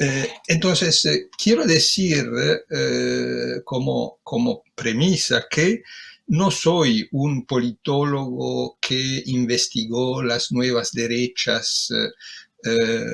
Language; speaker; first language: Spanish; non-native, fluent; Italian